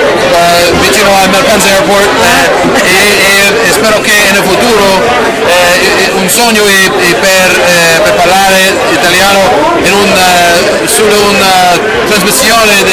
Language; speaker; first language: Italian; non-native, learner; English